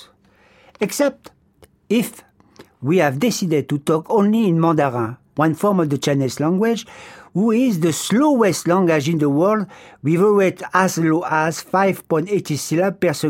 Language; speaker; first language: English; non-native, fluent; French